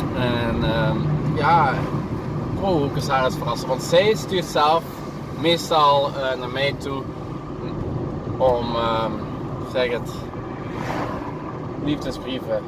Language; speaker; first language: Dutch; native; Dutch